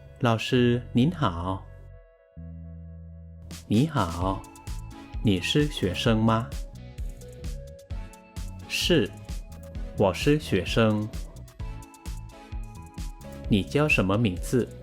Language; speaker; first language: Chinese; non-native, fluent; Thai